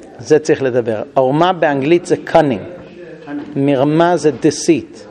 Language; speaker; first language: Hebrew; non-native, fluent; English